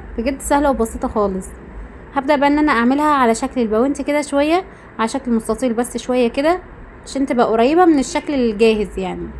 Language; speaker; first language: Arabic; native; Arabic